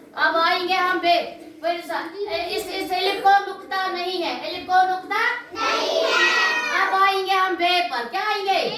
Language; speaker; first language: Hindi; non-native, local second language; Kashmiri